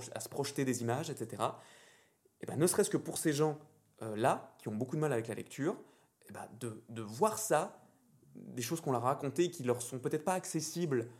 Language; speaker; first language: French; native; French